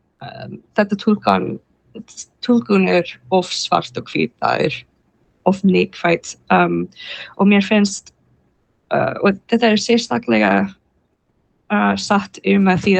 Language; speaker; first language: Icelandic; non-native, learner; English